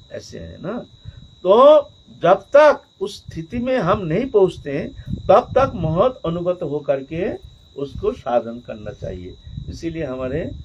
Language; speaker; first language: Hindi; non-native, local second language; Bangla